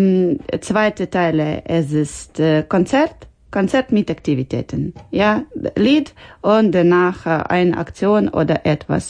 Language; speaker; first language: German; non-native, learner; Ukrainian